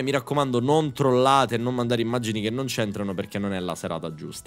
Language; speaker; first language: Italian; native; Italian